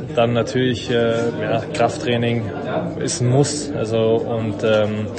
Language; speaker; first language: German; native; German